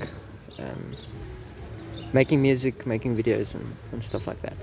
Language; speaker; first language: English; non-native, local second language; Afrikaans